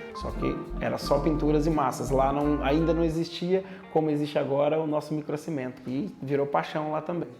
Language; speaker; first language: Portuguese; native; Portuguese